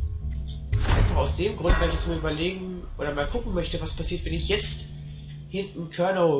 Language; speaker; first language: German; native; German